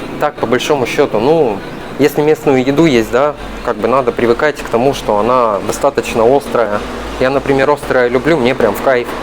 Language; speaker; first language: Russian; native; Russian